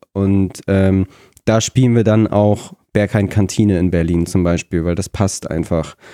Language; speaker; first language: German; early bilingual, other home language; Russian